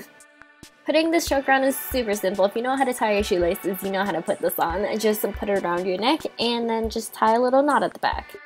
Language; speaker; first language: English; native; English